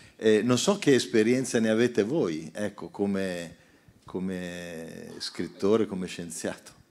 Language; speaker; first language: Italian; native; Italian